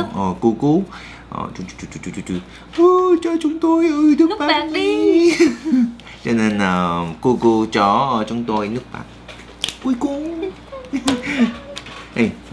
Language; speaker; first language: Vietnamese; non-native, learner; Korean